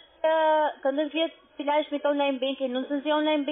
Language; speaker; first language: German; non-native, learner; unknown